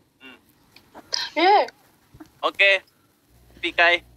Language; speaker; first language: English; non-native, learner; Vietnamese